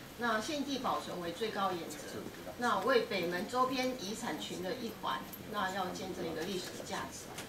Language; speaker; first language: Chinese; native; Chinese